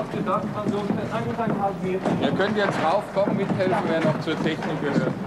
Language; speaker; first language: German; non-native, fluent; Swedish